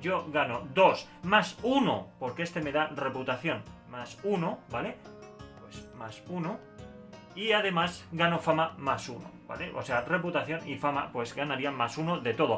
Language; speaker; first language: Spanish; native; Spanish